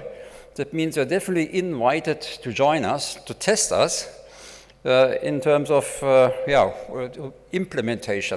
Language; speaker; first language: English; non-native, fluent; German